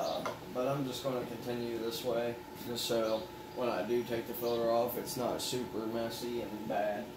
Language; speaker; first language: English; native; English